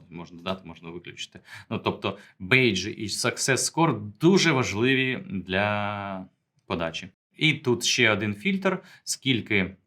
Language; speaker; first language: Ukrainian; native; Ukrainian